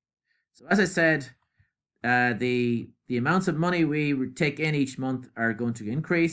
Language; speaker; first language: English; native; English